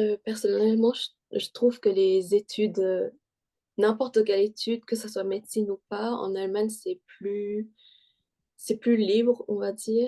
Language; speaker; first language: French; early bilingual, heritage; French